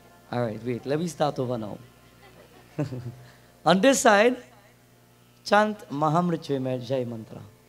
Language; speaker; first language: English; native; English